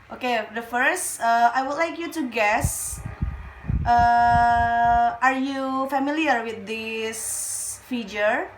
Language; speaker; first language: English; non-native, learner; Indonesian